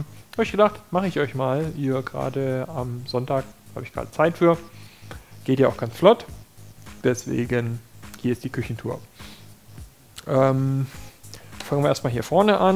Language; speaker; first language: German; native; German